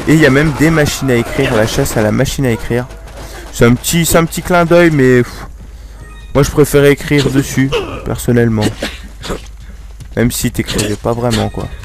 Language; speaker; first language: French; native; French